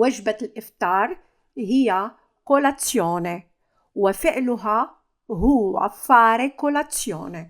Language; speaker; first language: Arabic; native; Arabic